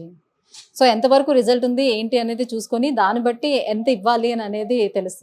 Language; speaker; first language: Telugu; native; Telugu